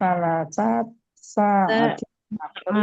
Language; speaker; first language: Arabic; non-native, learner; Indonesian